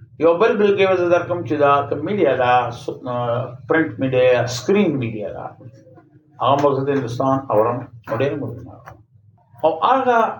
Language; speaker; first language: Pashto; native; Pashto